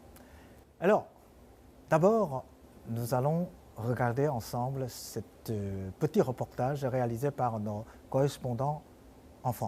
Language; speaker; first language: French; non-native, fluent; Chinese